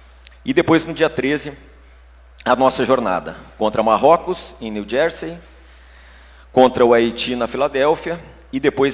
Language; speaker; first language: Portuguese; native; Portuguese